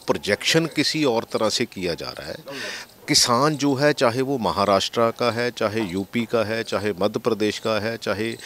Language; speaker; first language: Hindi; non-native, local second language; Punjabi